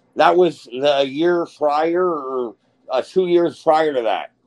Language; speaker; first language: English; native; English